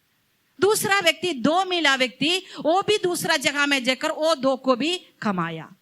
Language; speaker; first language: Hindi; non-native, local second language; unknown